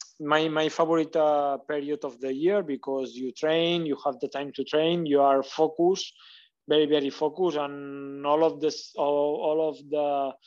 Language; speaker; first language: English; non-native, learner; Catalan